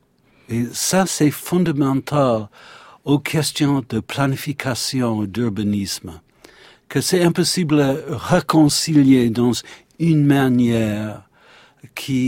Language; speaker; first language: French; non-native, learner; English